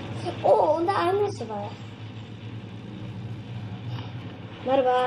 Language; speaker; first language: Turkish; early bilingual, heritage; Turkish